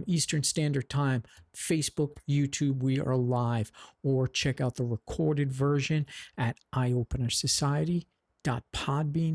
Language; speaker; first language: English; native; English